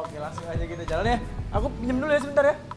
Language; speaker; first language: Indonesian; native; Indonesian